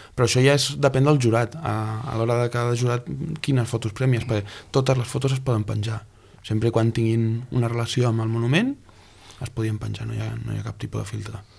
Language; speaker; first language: Catalan; native; Catalan